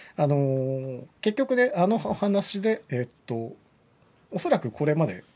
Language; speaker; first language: Japanese; native; Japanese